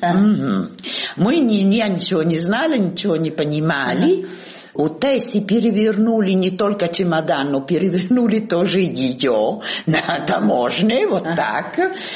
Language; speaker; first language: Russian; non-native, fluent; Italian